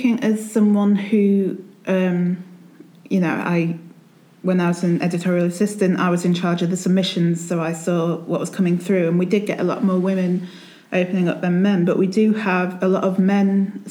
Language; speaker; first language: English; native; English